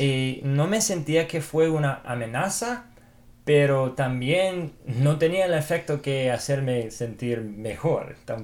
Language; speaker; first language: Spanish; non-native, fluent; English